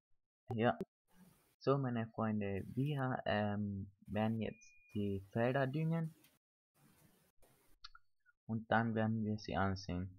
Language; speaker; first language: German; native; German